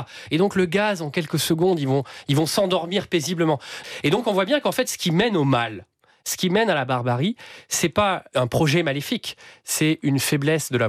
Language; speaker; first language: French; native; French